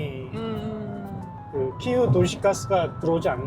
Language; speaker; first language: Korean; native; Korean